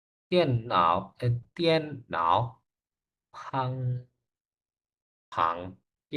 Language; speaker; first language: Chinese; non-native, learner; Indonesian